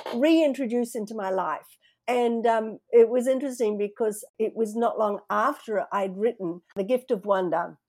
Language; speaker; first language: English; native; English